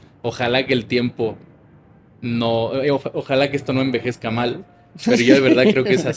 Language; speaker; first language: Spanish; native; Spanish